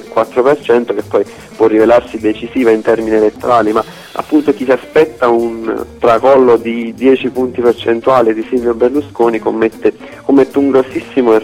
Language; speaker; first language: Italian; native; Italian